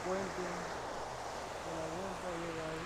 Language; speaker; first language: Spanish; native; Spanish